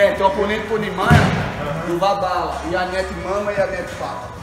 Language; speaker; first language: Russian; non-native, learner; Portuguese